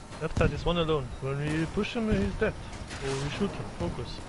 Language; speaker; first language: English; non-native, learner; German